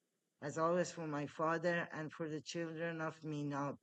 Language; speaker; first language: English; non-native, fluent; Persian